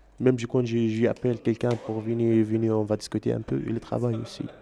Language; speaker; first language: French; non-native, learner; Arabic